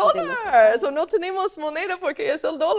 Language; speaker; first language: Spanish; non-native, fluent; English